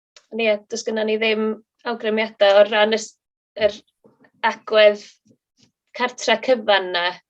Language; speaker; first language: Welsh; native; Welsh